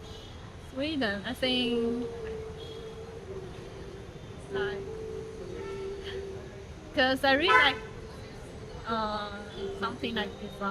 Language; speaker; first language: English; non-native, learner; Chinese